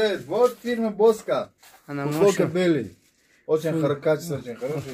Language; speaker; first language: Russian; non-native, learner; Tajik